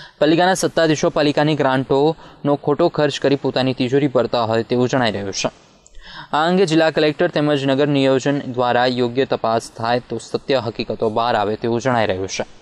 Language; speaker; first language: Gujarati; native; Gujarati